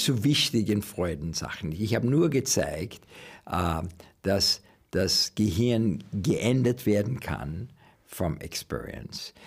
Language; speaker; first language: German; non-native, learner; English